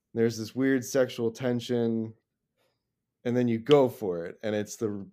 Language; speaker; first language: English; native; English